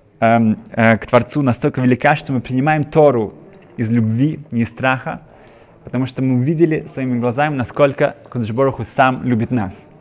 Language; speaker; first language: Russian; native; Russian